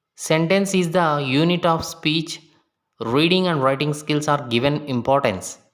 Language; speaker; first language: English; non-native, local second language; Telugu